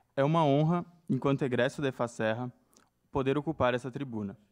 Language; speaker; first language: Portuguese; native; Portuguese